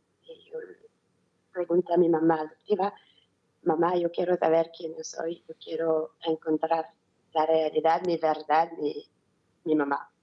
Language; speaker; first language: Spanish; non-native, learner; French